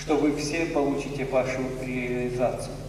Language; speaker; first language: Russian; native; Russian